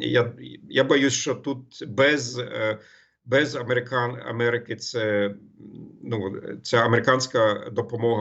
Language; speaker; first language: Ukrainian; non-native, fluent; German